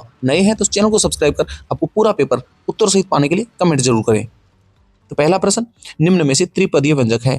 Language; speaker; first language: Hindi; native; Hindi